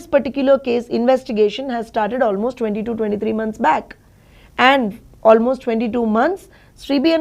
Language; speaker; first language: English; non-native, local second language; Telugu